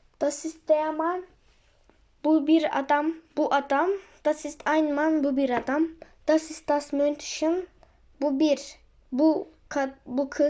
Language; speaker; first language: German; non-native, learner; Turkish